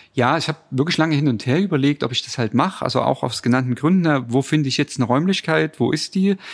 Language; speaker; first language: German; native; German